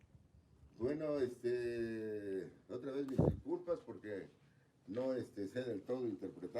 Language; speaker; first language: Spanish; native; Spanish